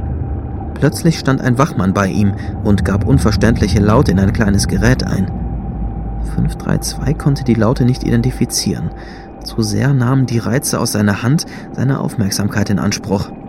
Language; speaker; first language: German; native; German